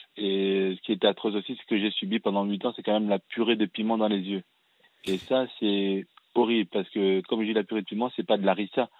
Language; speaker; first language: French; early bilingual, other home language; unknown